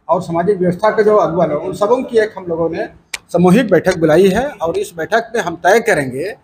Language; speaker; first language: Hindi; native; Hindi